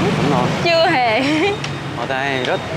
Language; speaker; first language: Vietnamese; native; Vietnamese